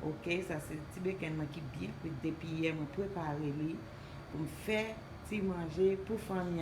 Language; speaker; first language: French; non-native, local second language; Haitian Creole